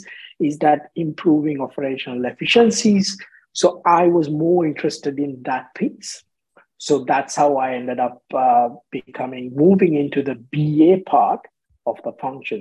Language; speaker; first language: English; non-native, local second language; Sinhala